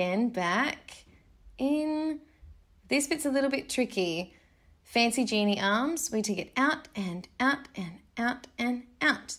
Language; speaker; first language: English; native; English